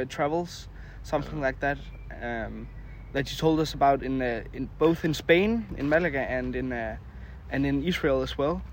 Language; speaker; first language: English; non-native, fluent; Danish